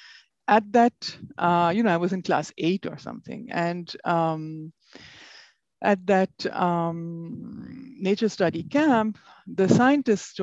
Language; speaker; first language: English; non-native, local second language; Bangla